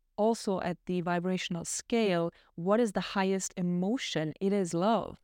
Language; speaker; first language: English; non-native, fluent; German